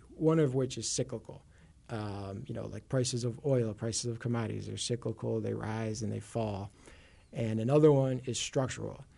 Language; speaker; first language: English; native; English